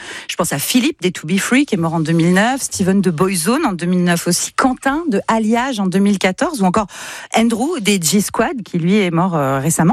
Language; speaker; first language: French; native; French